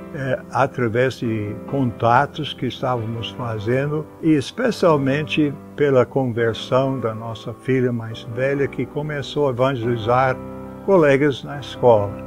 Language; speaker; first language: Portuguese; non-native, fluent; English